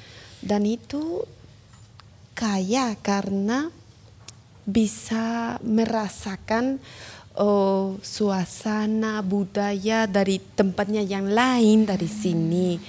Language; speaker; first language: Indonesian; non-native, learner; Spanish